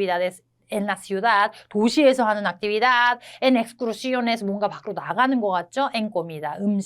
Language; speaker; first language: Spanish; non-native, fluent; Korean